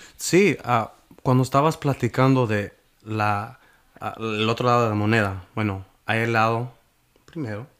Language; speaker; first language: Spanish; early bilingual, heritage; Spanish